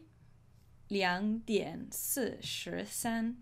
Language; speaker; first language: Chinese; non-native, learner; English